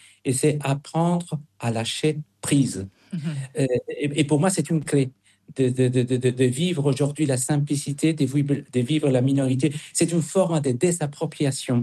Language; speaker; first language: French; non-native, fluent; Spanish